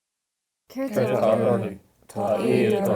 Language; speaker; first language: Irish; non-native, learner; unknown